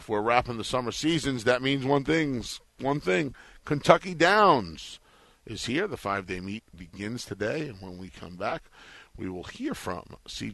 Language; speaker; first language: English; native; English